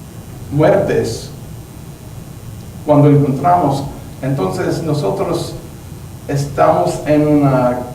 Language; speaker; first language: Spanish; non-native, learner; English